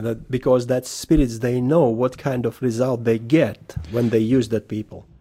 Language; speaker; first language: English; non-native, fluent; Latvian